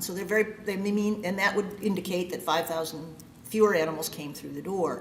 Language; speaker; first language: English; native; English